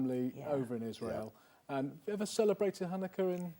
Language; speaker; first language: English; native; English